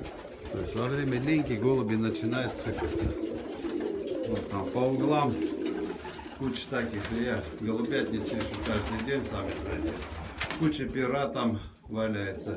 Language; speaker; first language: Russian; native; Russian